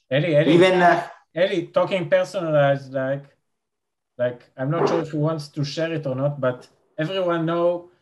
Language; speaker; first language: English; non-native, fluent; Hebrew